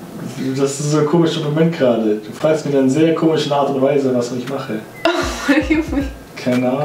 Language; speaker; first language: German; native; German